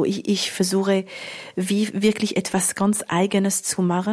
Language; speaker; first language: German; non-native, local second language; French